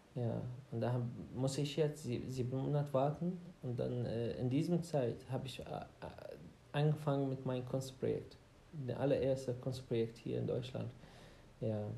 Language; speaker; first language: German; non-native, learner; Arabic